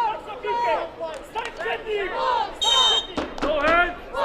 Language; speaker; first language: Polish; native; Polish